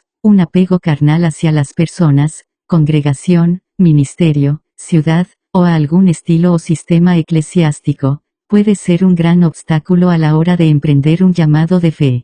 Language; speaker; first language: Spanish; native; Spanish